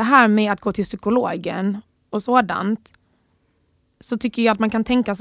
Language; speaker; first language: Swedish; early bilingual, other home language; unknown